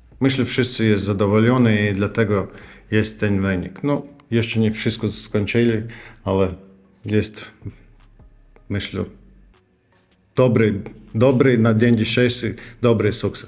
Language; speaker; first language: Polish; non-native, learner; Russian